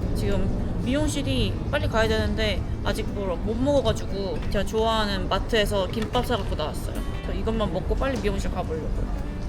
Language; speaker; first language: Korean; early bilingual, heritage; Korean